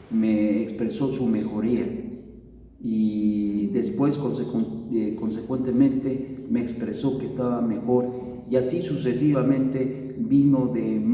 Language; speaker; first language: Spanish; native; Spanish